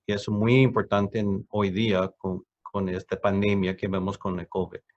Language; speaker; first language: Spanish; non-native, fluent; English